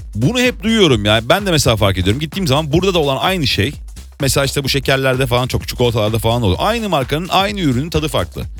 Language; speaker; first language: Turkish; native; Turkish